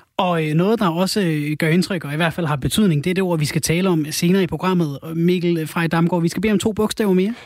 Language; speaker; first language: Danish; native; Danish